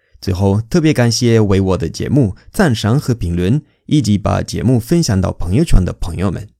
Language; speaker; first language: Chinese; non-native, fluent; Spanish